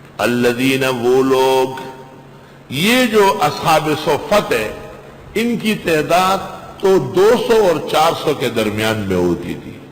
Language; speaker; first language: Urdu; non-native, local second language; Pashto